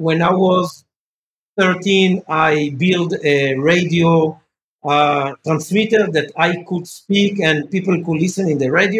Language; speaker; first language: English; non-native, fluent; French